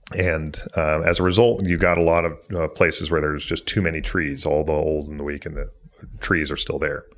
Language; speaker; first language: English; native; English